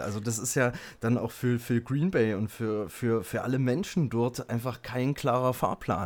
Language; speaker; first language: German; native; German